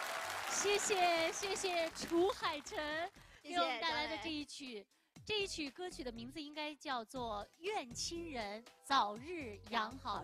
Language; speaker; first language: Chinese; native; Chinese